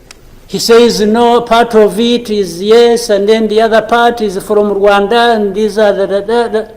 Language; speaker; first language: English; non-native, local second language; Kinyarwanda